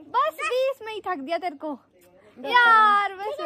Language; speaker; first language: Hindi; native; Hindi